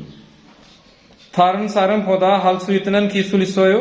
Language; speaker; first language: Korean; non-native, fluent; Punjabi